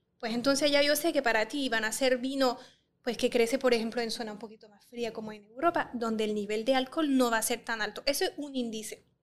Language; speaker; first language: Spanish; non-native, fluent; French